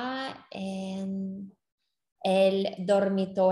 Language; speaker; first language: Spanish; non-native, learner; English